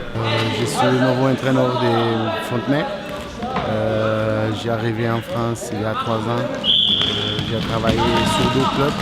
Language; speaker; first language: French; non-native, learner; Portuguese